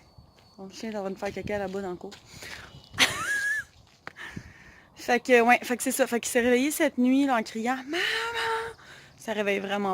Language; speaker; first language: French; native; French